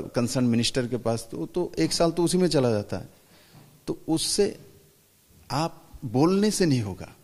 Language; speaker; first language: Hindi; non-native, local second language; Bangla